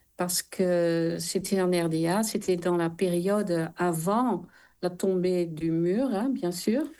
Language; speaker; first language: French; non-native, fluent; Dutch